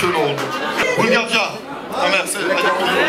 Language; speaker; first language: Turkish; non-native, fluent; French